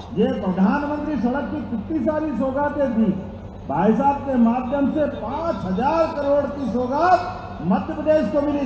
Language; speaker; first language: Hindi; native; Hindi